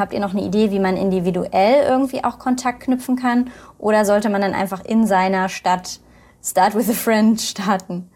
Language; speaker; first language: German; native; German